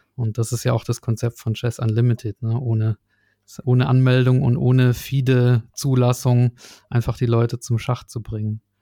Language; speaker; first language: German; native; German